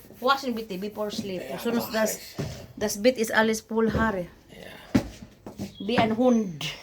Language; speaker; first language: German; non-native, learner; Filipino